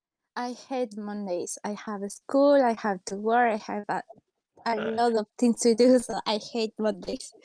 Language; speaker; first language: English; non-native, learner; Spanish